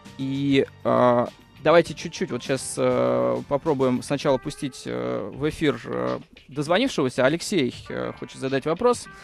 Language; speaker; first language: Russian; native; Russian